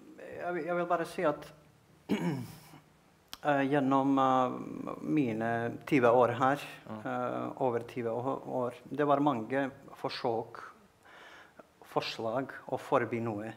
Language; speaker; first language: Norwegian; non-native, fluent; Bosnian